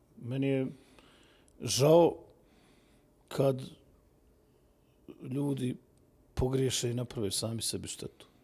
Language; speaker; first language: Serbian; native; Serbian